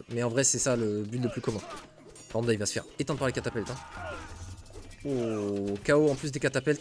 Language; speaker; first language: French; native; French